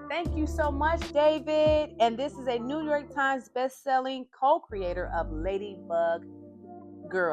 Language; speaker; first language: English; native; English